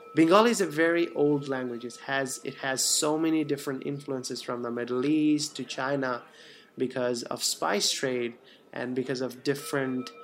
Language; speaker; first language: English; non-native, fluent; Bangla